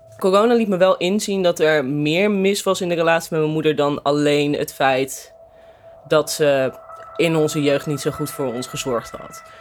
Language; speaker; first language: Dutch; native; Dutch